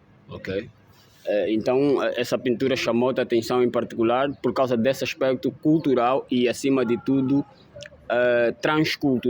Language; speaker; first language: Portuguese; native; Portuguese